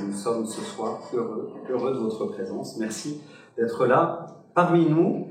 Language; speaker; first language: French; native; French